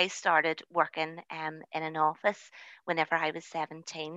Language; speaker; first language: English; native; English